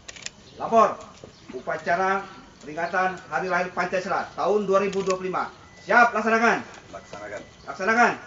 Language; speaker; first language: Indonesian; native; Indonesian